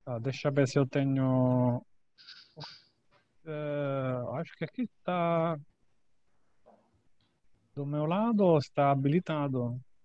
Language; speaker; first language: Portuguese; non-native, fluent; Italian